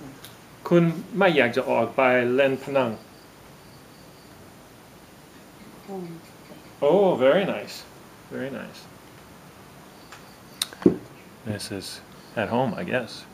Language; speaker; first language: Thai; non-native, fluent; English